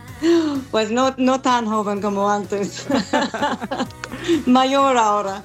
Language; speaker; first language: Spanish; non-native, learner; English